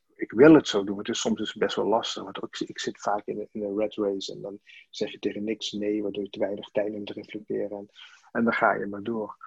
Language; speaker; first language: Dutch; native; Dutch